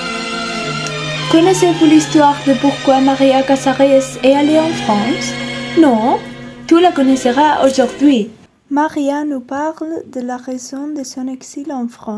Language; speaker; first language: French; non-native, learner; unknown